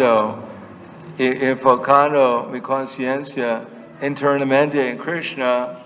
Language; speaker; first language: Spanish; non-native, fluent; English